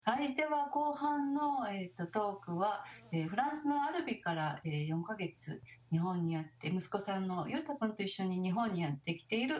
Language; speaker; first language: Japanese; native; Japanese